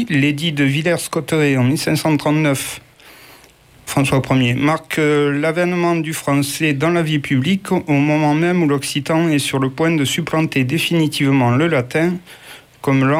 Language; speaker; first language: French; native; French